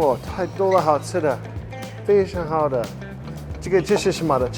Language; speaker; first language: Chinese; non-native, learner; English